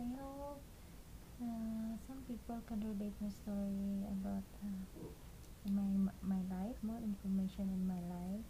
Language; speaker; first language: English; non-native, local second language; Cebuano